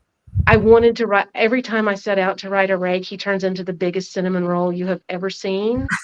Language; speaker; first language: English; native; English